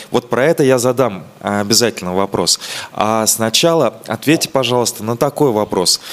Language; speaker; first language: Russian; native; Russian